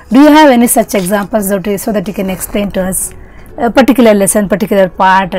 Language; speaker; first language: English; non-native, local second language; Kannada